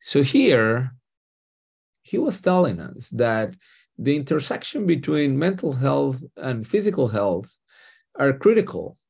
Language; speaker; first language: English; non-native, fluent; Spanish